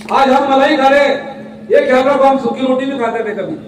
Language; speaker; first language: Hindi; non-native, local second language; Marathi